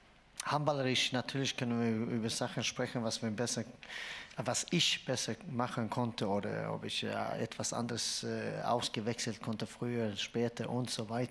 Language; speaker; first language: German; non-native, fluent; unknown